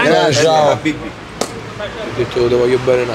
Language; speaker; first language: Italian; non-native, learner; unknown